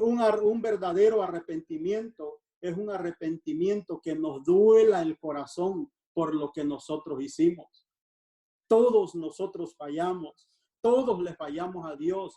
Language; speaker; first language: Spanish; native; Spanish